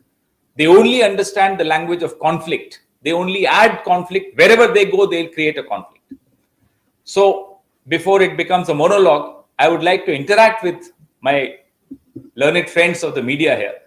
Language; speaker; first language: English; non-native, local second language; Hindi